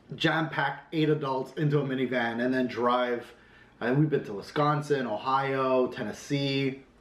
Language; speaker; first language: English; native; English